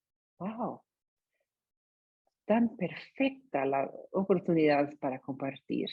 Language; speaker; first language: Spanish; non-native, fluent; English